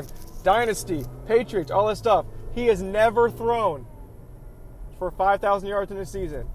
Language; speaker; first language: English; native; English